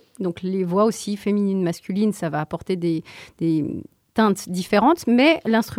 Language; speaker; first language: French; native; French